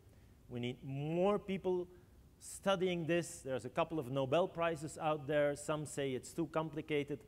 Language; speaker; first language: English; non-native, fluent; French